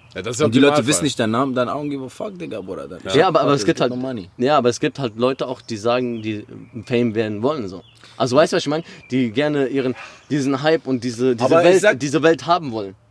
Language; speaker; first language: German; non-native, fluent; Arabic